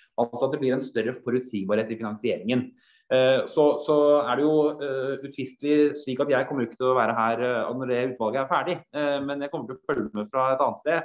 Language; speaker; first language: Norwegian; native; Norwegian